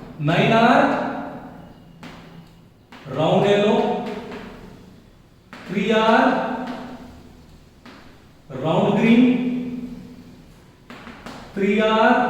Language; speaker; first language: English; non-native, local second language; Hindi